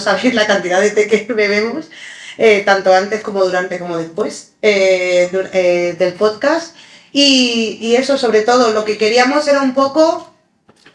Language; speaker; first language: Spanish; early bilingual, other home language; Arabic